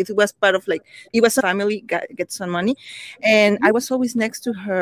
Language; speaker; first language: English; non-native, fluent; Spanish